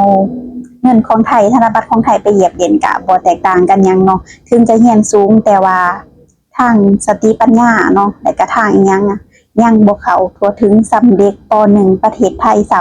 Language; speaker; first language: Thai; non-native, local second language; Northeastern Thai